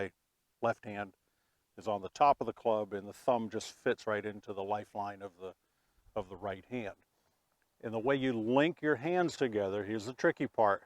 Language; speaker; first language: English; native; English